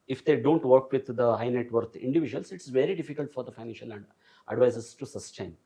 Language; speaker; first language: English; non-native, local second language; Kannada